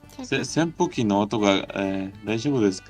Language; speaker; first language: Japanese; non-native, learner; Spanish